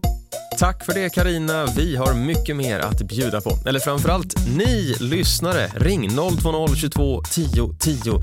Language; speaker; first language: Swedish; native; Swedish